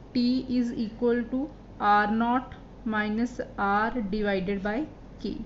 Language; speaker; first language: English; non-native, local second language; Punjabi